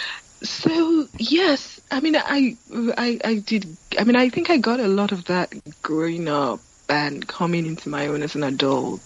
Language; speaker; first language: English; non-native, local second language; Yoruba